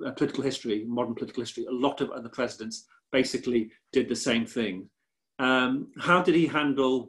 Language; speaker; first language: English; native; English